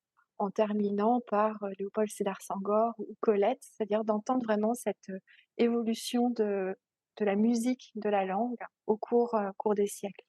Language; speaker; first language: French; native; French